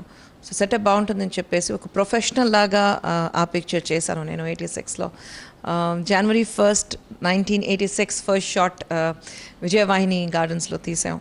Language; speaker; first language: Telugu; non-native, local second language; Hindi